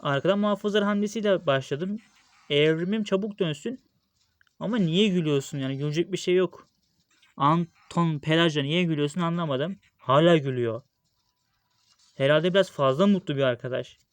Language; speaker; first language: Turkish; native; Turkish